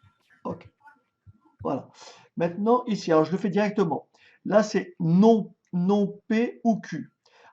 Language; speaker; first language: French; native; French